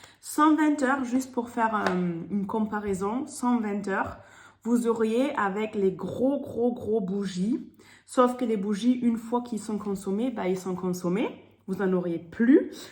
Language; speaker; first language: French; non-native, fluent; German